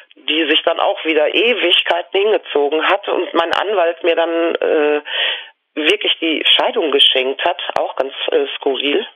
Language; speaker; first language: German; native; German